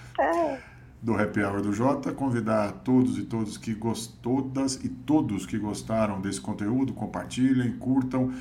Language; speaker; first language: Portuguese; native; Portuguese